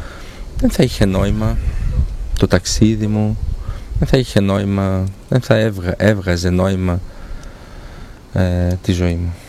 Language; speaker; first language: Greek; non-native, learner; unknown